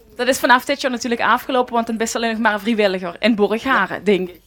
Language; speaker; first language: Dutch; non-native, local second language; Limburgish